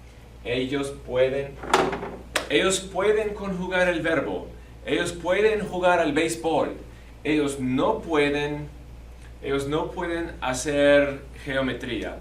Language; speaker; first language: Spanish; non-native, fluent; English